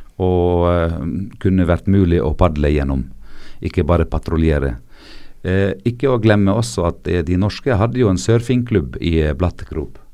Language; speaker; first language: Norwegian; non-native, fluent; Arabic